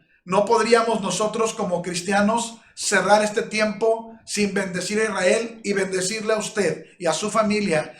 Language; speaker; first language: Spanish; native; Spanish